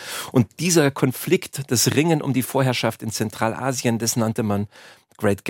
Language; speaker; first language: German; native; German